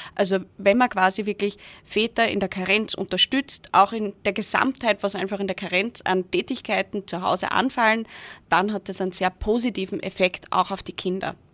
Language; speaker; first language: German; native; German